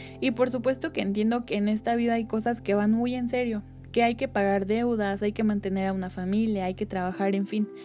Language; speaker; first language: Spanish; native; Spanish